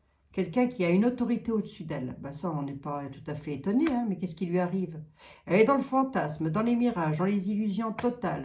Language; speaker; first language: French; native; French